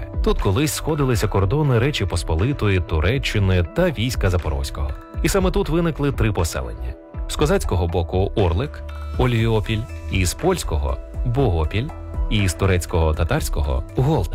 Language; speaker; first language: Ukrainian; native; Ukrainian